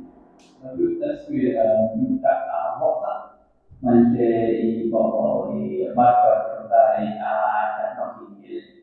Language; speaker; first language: Welsh; non-native, learner; English